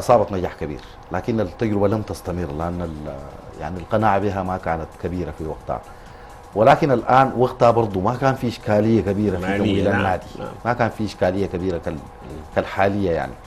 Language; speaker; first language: Arabic; native; Arabic